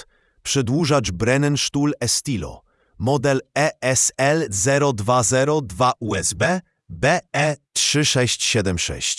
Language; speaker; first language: Polish; native; Polish